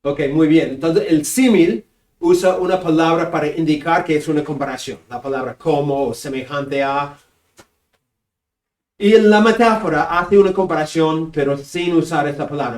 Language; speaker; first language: Spanish; non-native, fluent; English